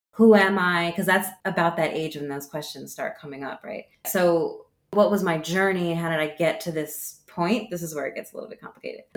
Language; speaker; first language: English; native; English